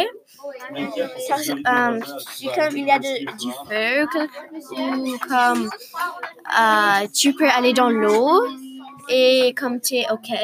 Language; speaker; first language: French; non-native, learner; English